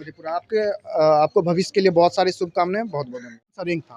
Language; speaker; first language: Hindi; native; Hindi